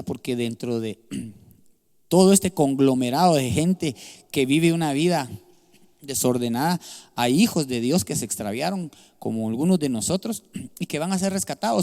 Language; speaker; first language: Spanish; native; Spanish